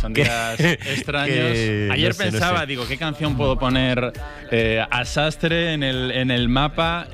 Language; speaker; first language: Spanish; native; Spanish